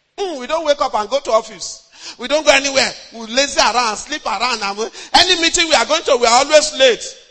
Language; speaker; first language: English; non-native, local second language; Yoruba